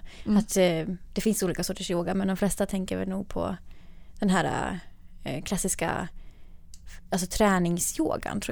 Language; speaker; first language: Swedish; native; Swedish